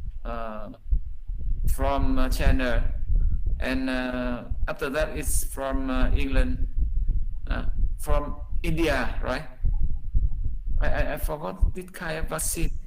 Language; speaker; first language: English; non-native, learner; Vietnamese